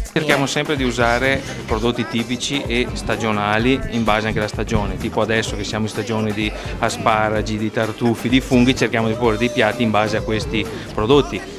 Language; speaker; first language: Italian; native; Italian